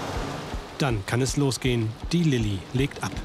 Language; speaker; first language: German; native; German